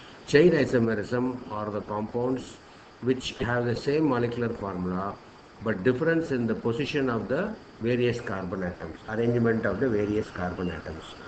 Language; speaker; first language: English; non-native, local second language; Tamil